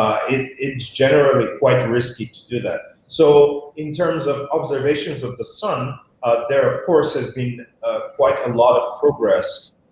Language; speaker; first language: English; non-native, fluent; Bulgarian